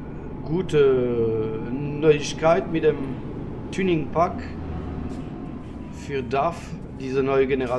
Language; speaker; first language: German; non-native, learner; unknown